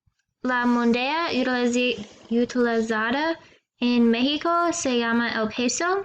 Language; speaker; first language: Spanish; non-native, learner; English